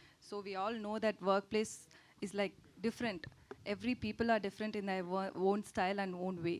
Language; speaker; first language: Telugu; non-native, learner; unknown